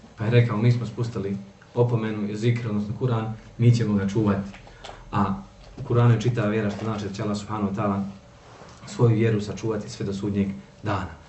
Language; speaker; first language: Bosnian; native; Bosnian